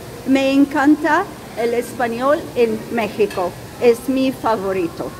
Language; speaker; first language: Spanish; non-native, learner; Arabic